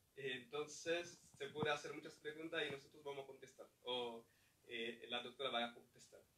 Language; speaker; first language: Spanish; non-native, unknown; Haitian Creole